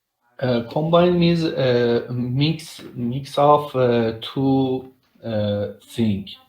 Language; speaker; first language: English; non-native, learner; Persian